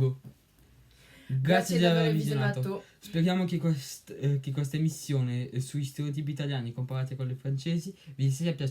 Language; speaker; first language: Italian; non-native, learner; French